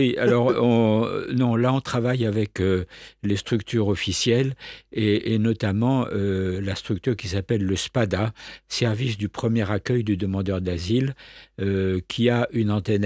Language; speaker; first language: French; native; French